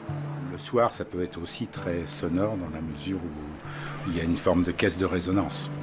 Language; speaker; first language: French; native; French